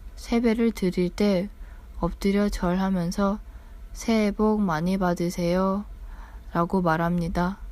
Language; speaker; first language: Korean; non-native, learner; English